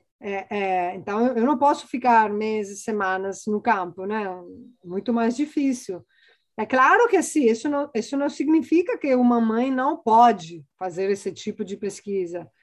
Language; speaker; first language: Portuguese; non-native, fluent; Italian